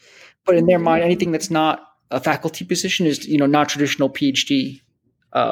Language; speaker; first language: English; native; English